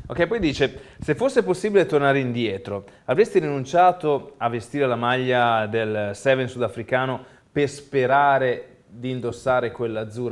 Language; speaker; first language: Italian; native; Italian